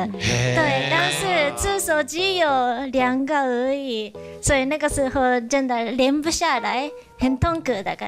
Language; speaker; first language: Chinese; non-native, fluent; Japanese